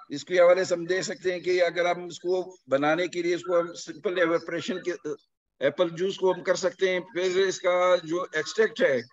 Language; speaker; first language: Urdu; non-native, local second language; Punjabi